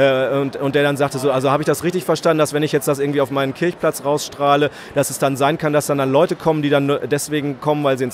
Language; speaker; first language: German; native; German